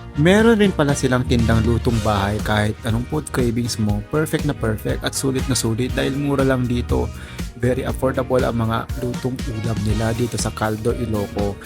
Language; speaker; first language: Filipino; non-native, local second language; Iloko